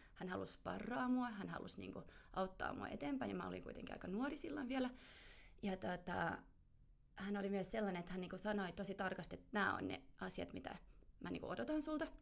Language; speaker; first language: Finnish; non-native, fluent; German